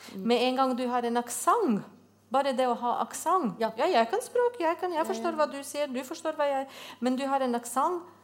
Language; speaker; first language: Norwegian; non-native, fluent; Bosnian